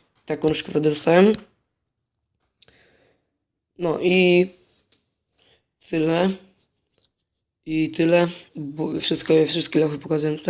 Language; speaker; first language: Polish; native; Polish